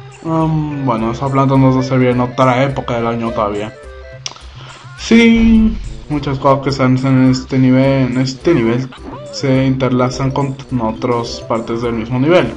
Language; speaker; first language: Spanish; native; Spanish